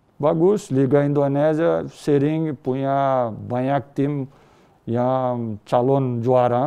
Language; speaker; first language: Indonesian; non-native, learner; Portuguese